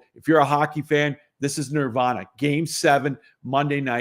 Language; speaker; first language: English; native; English